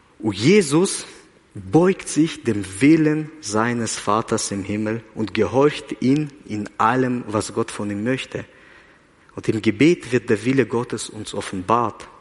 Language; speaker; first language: German; early bilingual, other home language; Russian